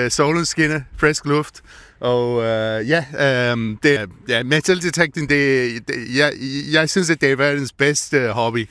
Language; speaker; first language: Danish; non-native, learner; English